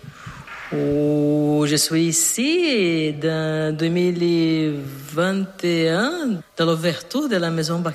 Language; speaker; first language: French; non-native, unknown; Portuguese